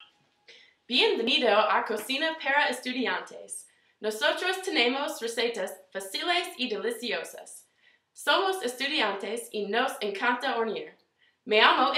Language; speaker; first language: Spanish; non-native, learner; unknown